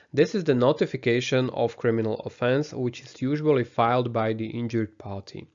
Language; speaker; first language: English; non-native, fluent; Slovak